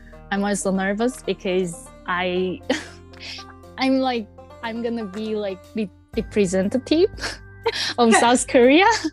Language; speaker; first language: English; non-native, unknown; Korean